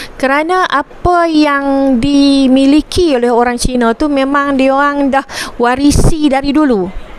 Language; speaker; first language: Malay; native; Malay